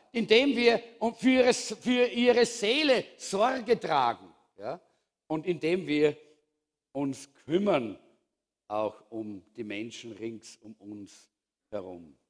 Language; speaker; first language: German; native; German